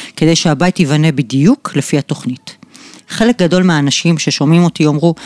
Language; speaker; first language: Hebrew; non-native, fluent; English